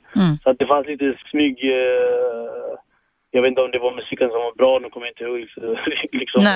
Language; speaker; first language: Swedish; early bilingual, other home language; Tigrinya